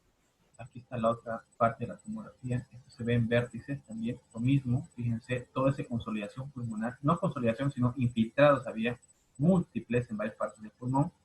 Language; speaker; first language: Spanish; native; Spanish